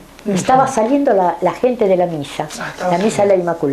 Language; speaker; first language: Spanish; native; Spanish